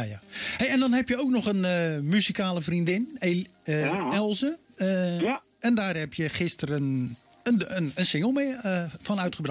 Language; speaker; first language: Dutch; native; Dutch